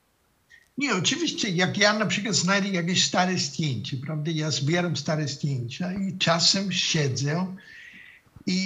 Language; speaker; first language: Polish; non-native, fluent; German